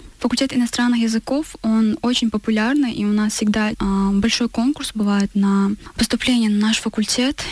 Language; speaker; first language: Russian; non-native, local second language; Chechen